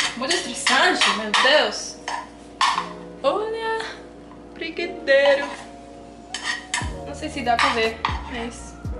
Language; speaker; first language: Portuguese; non-native, learner; English